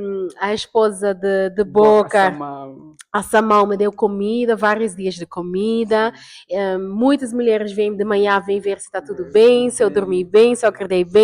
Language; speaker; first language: Portuguese; non-native, fluent; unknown